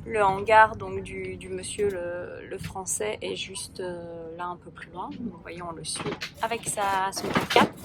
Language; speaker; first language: French; native; French